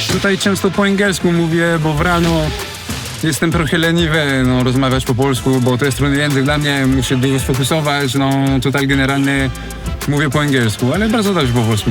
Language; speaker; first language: Polish; non-native, fluent; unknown